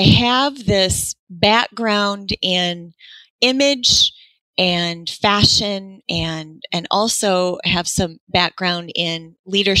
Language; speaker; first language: English; native; English